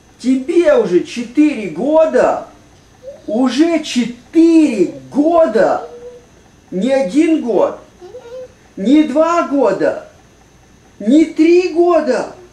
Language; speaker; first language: Russian; native; Russian